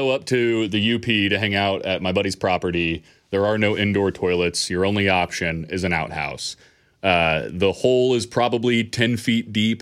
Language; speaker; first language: English; native; English